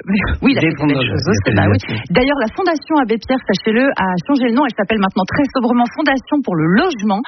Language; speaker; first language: French; native; French